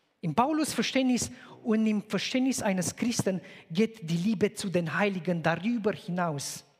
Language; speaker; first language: German; non-native, fluent; Romanian